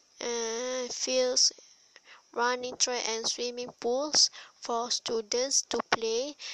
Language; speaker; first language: English; non-native, learner; Malay